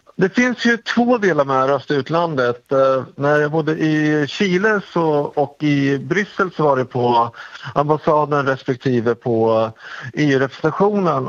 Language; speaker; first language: Swedish; native; Swedish